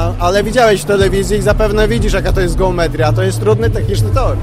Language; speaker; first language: Polish; native; Polish